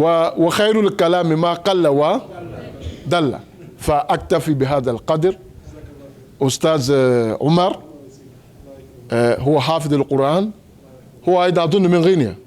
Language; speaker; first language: Arabic; non-native, fluent; Mandingo